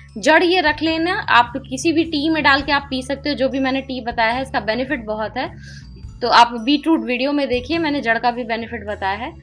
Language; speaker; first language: Hindi; native; Hindi